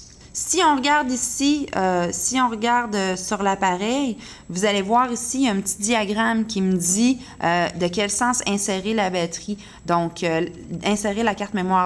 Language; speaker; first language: French; native; French